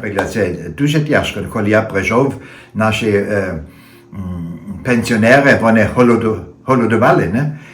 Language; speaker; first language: Ukrainian; non-native, learner; German